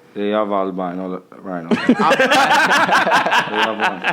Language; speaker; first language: English; native; English